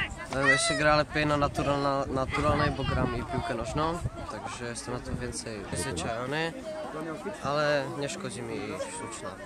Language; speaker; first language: Polish; early bilingual, heritage; Polish